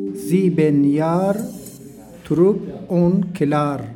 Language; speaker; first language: German; non-native, fluent; Persian